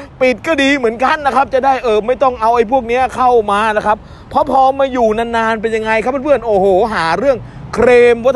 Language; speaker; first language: Thai; native; Thai